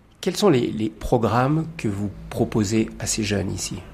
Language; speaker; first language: French; native; French